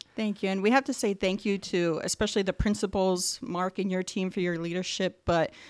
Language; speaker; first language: English; native; English